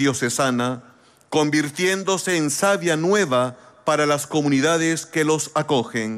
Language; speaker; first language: Spanish; native; Spanish